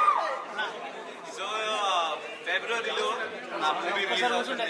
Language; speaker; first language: Telugu; non-native, learner; Hindi